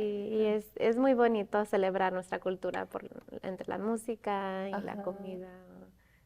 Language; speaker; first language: Spanish; early bilingual, other home language; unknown